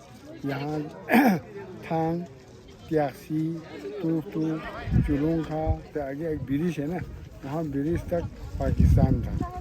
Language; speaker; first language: Hindi; non-native, local second language; Balti